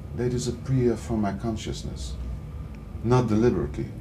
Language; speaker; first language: English; non-native, fluent; Dutch